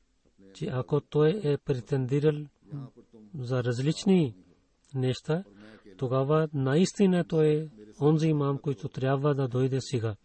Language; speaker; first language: Bulgarian; non-native, fluent; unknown